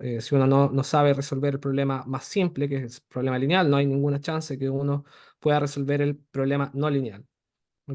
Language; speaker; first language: Spanish; native; Spanish